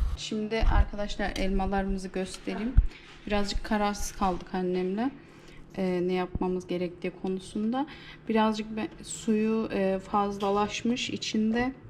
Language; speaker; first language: Turkish; native; Turkish